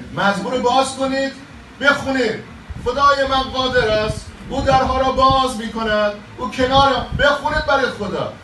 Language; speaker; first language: Persian; native; Persian